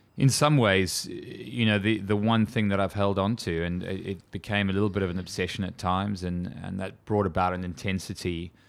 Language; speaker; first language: English; native; English